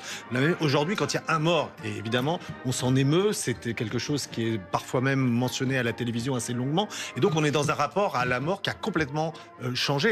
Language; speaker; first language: French; native; French